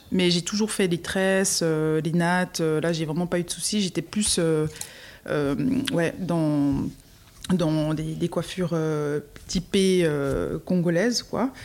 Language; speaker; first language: French; native; French